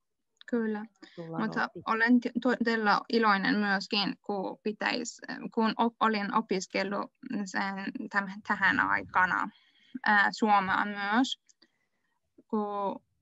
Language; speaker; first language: Finnish; non-native, learner; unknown